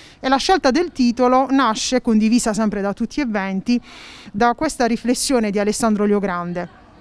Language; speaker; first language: Italian; native; Italian